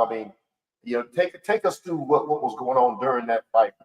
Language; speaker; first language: English; native; English